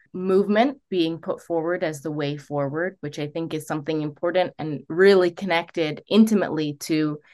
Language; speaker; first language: English; native; English